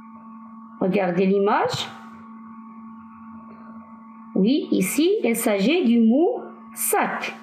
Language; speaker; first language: French; non-native, local second language; Arabic